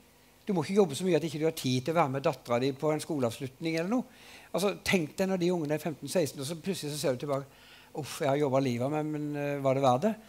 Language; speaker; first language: Norwegian; native; Norwegian